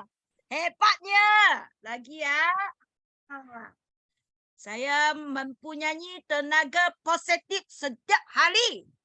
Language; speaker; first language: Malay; non-native, learner; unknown